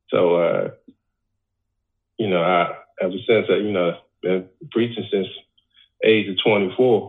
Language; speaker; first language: English; native; English